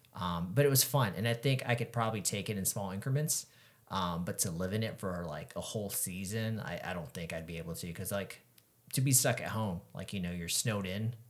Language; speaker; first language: English; native; English